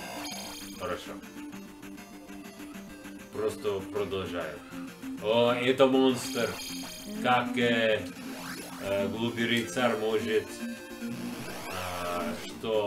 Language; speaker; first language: Russian; non-native, learner; English